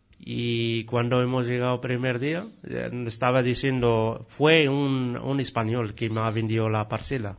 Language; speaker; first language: Spanish; non-native, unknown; Arabic